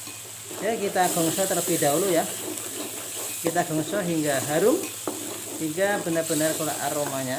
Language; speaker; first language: Indonesian; native; Indonesian